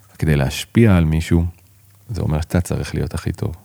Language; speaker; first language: Hebrew; native; Hebrew